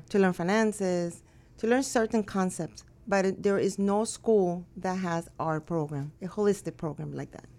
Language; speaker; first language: English; early bilingual, other home language; Spanish